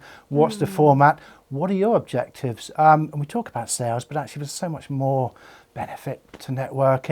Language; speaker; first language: English; native; English